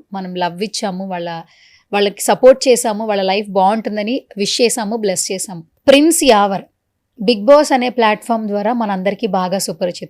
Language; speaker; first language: Telugu; native; Telugu